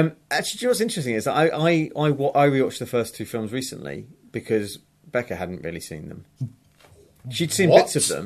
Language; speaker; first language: English; native; English